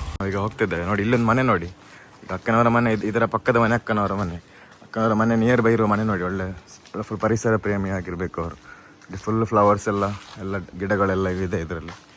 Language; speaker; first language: Kannada; non-native, local second language; Tulu